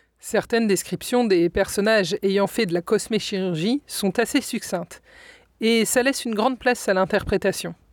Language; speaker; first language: French; native; French